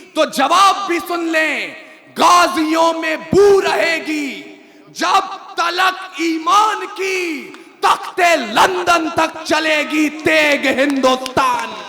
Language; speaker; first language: Hindi; native; Hindi